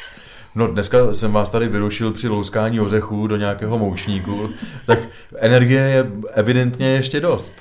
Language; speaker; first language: Czech; native; Czech